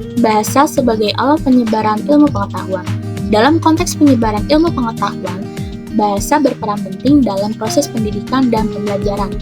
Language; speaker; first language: Indonesian; native; Indonesian